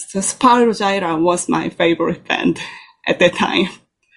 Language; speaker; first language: English; non-native, learner; Korean